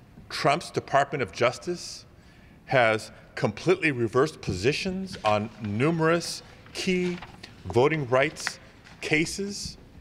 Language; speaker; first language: English; early bilingual, other home language; Spanish